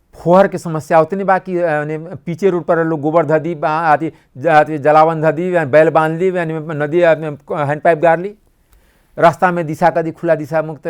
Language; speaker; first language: Bhojpuri; non-native, local second language; Maithili